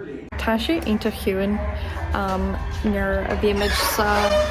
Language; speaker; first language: Irish; non-native, learner; English